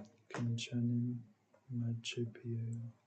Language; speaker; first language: Korean; non-native, learner; English